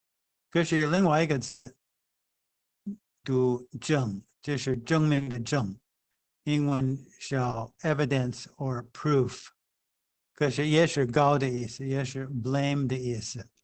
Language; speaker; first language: Chinese; non-native, fluent; English